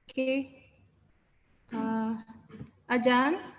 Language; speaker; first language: English; non-native, learner; Indonesian